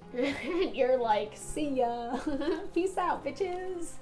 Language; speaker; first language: English; native; English